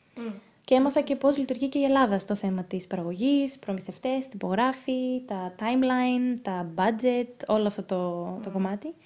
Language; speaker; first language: Greek; early bilingual, heritage; Greek